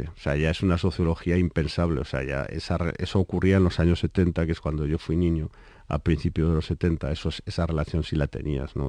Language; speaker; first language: Spanish; native; Spanish